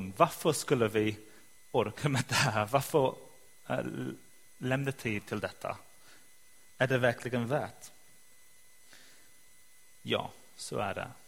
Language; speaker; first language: Swedish; non-native, fluent; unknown